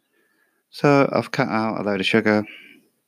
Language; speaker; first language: English; native; English